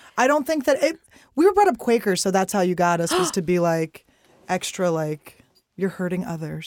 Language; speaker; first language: English; native; English